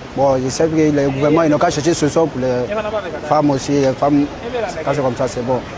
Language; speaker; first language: French; non-native, local second language; Dyula